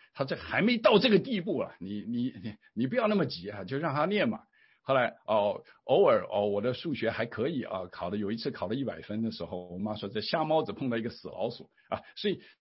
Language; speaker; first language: Chinese; native; Chinese